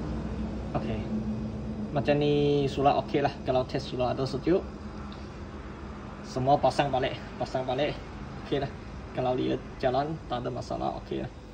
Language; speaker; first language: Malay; non-native, local second language; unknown